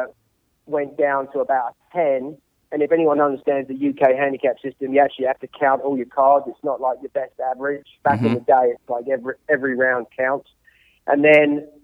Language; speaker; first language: English; native; English